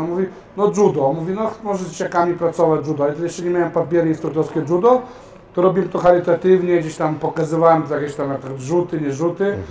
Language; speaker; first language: Polish; early bilingual, heritage; Serbian